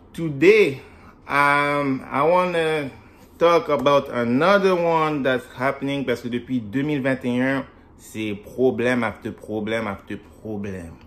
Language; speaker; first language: French; native; French